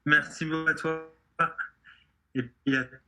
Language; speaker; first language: French; native; French